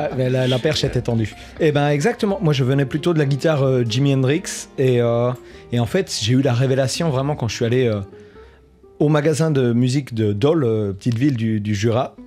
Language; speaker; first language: French; native; French